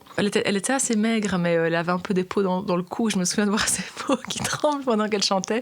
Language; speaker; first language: French; native; French